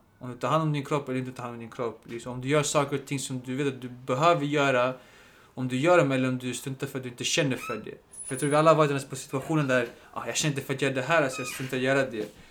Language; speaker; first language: Swedish; early bilingual, other home language; Spanish